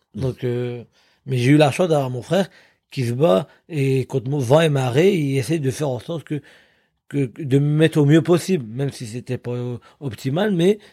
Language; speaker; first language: French; native; French